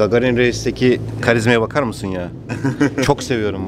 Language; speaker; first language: Turkish; native; Turkish